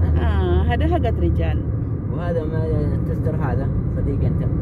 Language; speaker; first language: Arabic; non-native, learner; Filipino